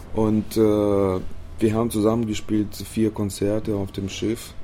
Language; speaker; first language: German; non-native, fluent; Romanian